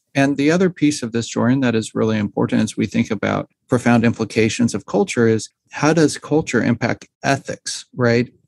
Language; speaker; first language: English; native; English